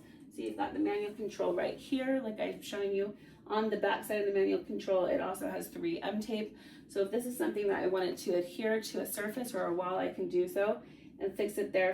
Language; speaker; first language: English; native; English